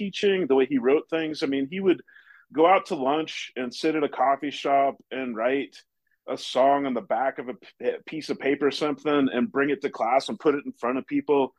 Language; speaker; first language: English; native; English